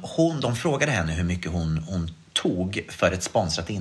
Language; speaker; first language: Swedish; native; Swedish